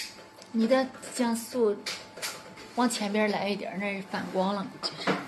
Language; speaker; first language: Chinese; native; Chinese